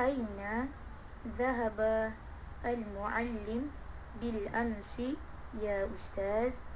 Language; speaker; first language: Arabic; non-native, learner; Malay